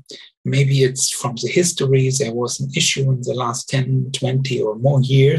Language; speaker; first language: English; non-native, learner; German